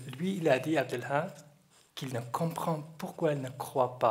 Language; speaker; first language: French; non-native, learner; Kurdish